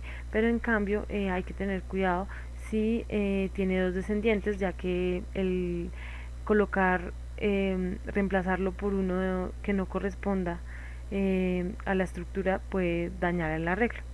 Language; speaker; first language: Spanish; native; Spanish